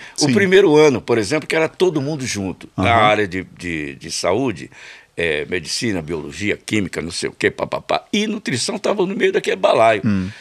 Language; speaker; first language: Portuguese; native; Portuguese